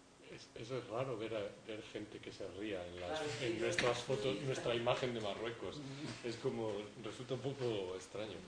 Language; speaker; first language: Spanish; native; Spanish